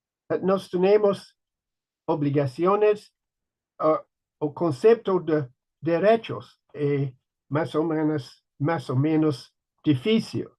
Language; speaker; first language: Spanish; non-native, learner; English